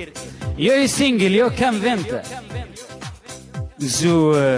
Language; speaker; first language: Swedish; non-native, local second language; Arabic